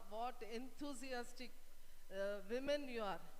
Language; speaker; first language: English; non-native, local second language; Kannada